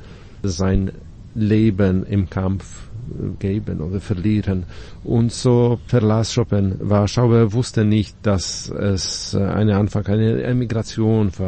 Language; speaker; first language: German; non-native, fluent; Polish